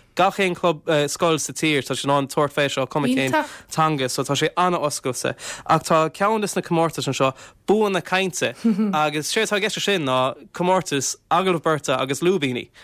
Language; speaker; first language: Irish; non-native, local second language; English